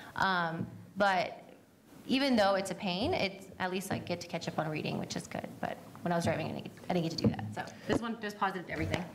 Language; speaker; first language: English; native; English